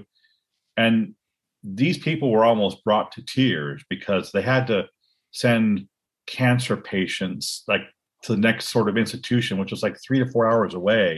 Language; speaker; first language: English; native; English